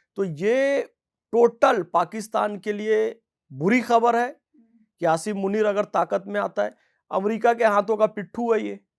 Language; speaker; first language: Hindi; native; Hindi